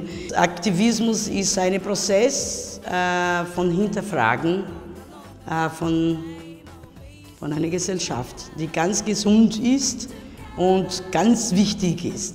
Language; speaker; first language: German; non-native, fluent; Portuguese